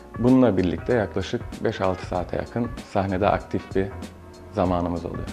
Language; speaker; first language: Turkish; early bilingual, heritage; Turkish